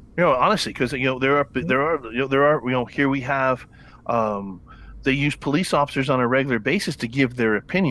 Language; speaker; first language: English; native; English